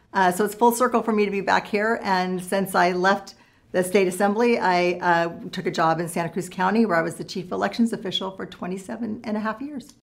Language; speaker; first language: English; native; English